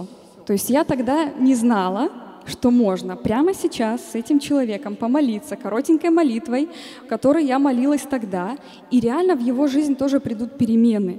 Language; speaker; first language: Russian; native; Russian